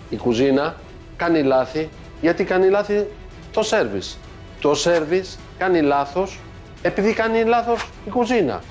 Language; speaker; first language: Greek; non-native, fluent; Italian